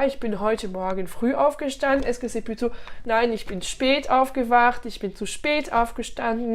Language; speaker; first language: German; non-native, fluent; French